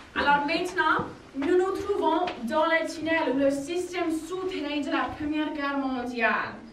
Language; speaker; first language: French; non-native, local second language; English